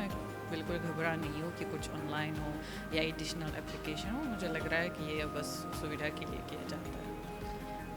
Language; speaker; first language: Hindi; non-native, fluent; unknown